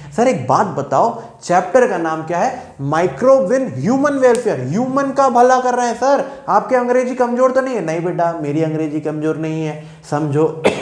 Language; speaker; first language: Hindi; native; Hindi